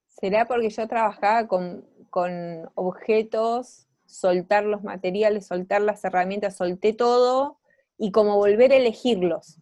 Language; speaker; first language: Spanish; native; Spanish